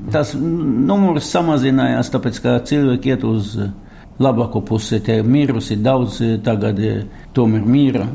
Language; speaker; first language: Latvian; non-native, local second language; Russian